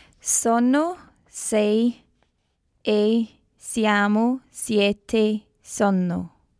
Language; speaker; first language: Italian; non-native, learner; English